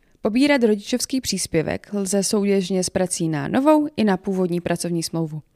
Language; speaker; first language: Czech; native; Czech